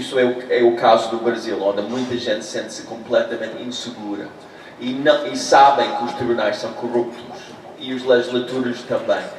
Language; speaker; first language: Portuguese; non-native, fluent; English